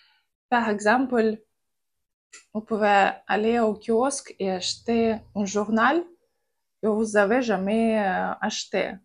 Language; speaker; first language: French; non-native, fluent; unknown